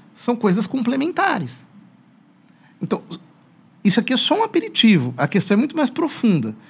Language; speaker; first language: Portuguese; native; Portuguese